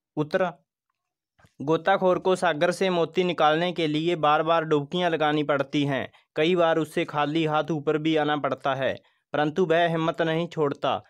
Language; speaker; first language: Hindi; non-native, local second language; Punjabi